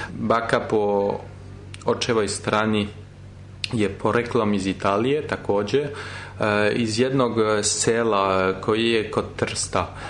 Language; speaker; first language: Serbian; non-native, fluent; French